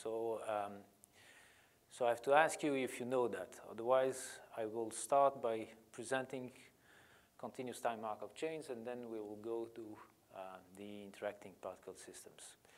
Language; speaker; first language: English; non-native, fluent; Portuguese